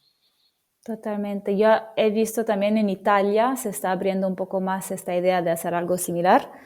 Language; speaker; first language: Spanish; non-native, fluent; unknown